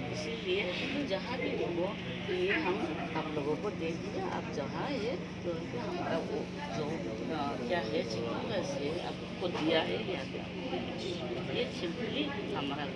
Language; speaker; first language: Hindi; non-native, local second language; Bodo